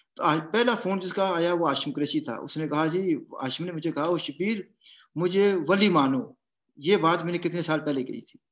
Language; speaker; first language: Urdu; non-native, local second language; Pahari-Potwari